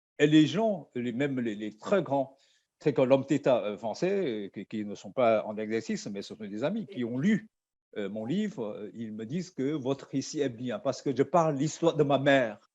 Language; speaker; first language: French; non-native, fluent; Chinese